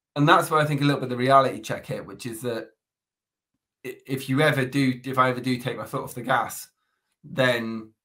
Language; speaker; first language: English; native; English